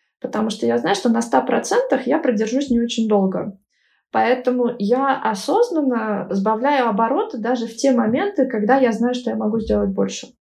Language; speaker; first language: Russian; native; Russian